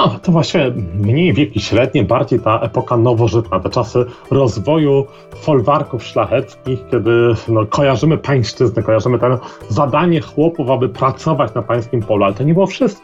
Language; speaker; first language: Polish; native; Polish